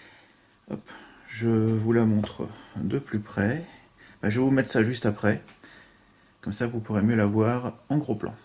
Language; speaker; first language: French; native; French